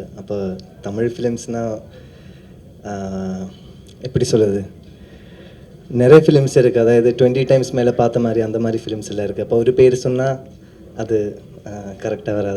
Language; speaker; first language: Tamil; non-native, learner; Malayalam